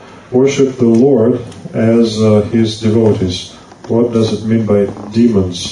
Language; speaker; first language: English; non-native, fluent; Russian